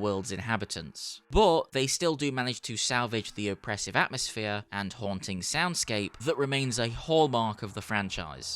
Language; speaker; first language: English; native; English